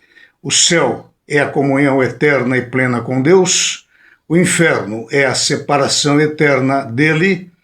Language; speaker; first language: Portuguese; native; Portuguese